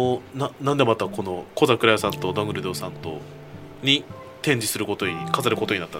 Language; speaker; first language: Japanese; native; Japanese